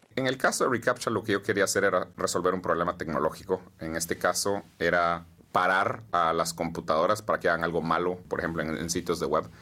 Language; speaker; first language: Spanish; native; Spanish